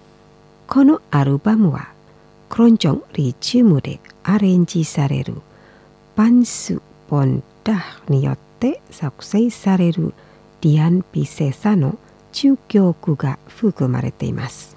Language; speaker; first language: Japanese; non-native, fluent; Indonesian